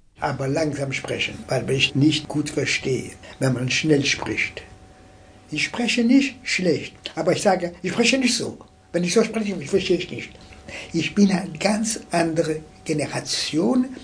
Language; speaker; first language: German; non-native, fluent; French